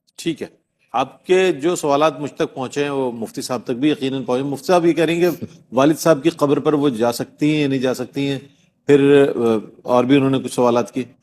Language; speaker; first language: Urdu; native; Urdu